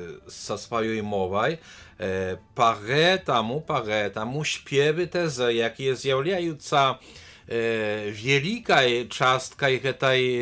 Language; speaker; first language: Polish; non-native, learner; Belarusian